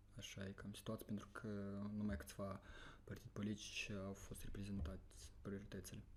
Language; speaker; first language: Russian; non-native, local second language; Romanian